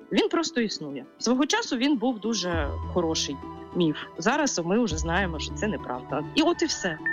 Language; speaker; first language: Ukrainian; native; Ukrainian